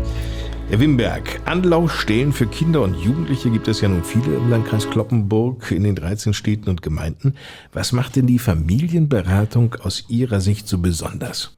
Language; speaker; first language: German; native; German